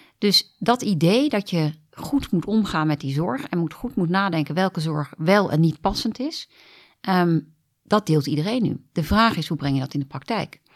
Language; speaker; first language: Dutch; native; Dutch